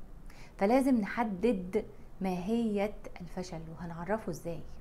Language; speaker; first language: Arabic; native; Arabic